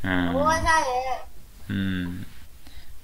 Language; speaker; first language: Chinese; early bilingual, heritage; Chinese